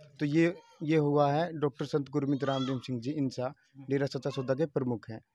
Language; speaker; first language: Hindi; native; Hindi